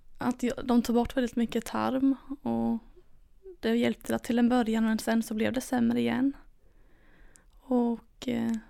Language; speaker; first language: Swedish; native; Swedish